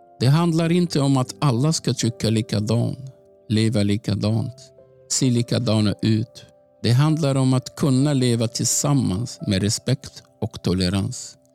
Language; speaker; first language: Swedish; non-native, fluent; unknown